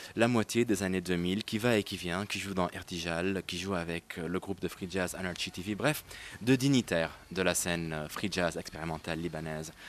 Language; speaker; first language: French; non-native, local second language; Arabic